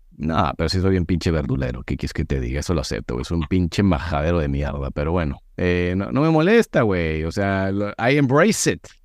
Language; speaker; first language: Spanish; native; Spanish